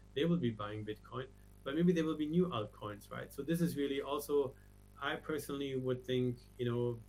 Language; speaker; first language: English; non-native, fluent; German